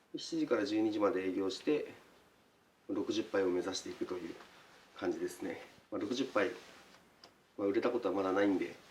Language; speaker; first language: Japanese; native; Japanese